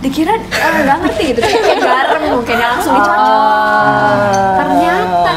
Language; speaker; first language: Indonesian; native; Indonesian